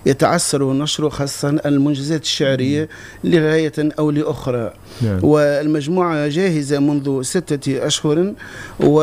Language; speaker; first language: Arabic; native; Arabic